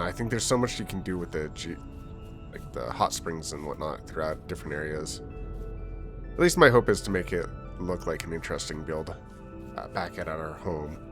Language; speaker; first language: English; native; English